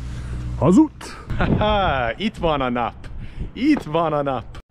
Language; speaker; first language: Hungarian; non-native, learner; English